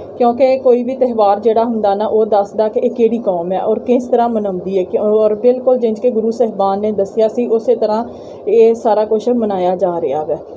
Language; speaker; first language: Punjabi; native; Punjabi